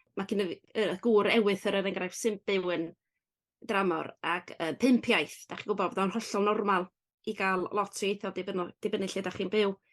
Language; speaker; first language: Welsh; native; Welsh